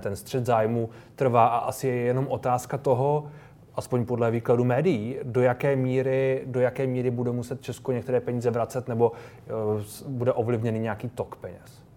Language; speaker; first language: Czech; native; Czech